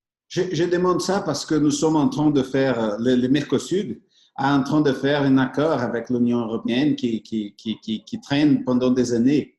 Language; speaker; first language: French; non-native, fluent; Portuguese